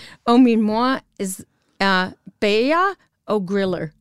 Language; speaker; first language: Danish; non-native, fluent; English